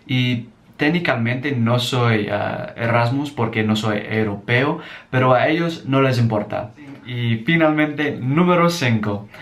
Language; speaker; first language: Spanish; non-native, learner; English